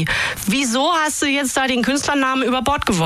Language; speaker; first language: German; native; German